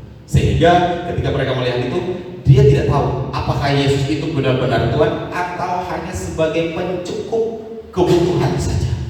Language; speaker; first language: Indonesian; native; Indonesian